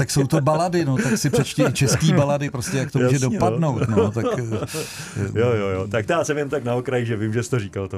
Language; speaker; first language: Czech; native; Czech